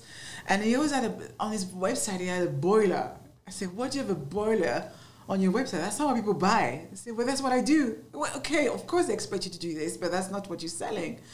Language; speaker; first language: English; non-native, fluent; French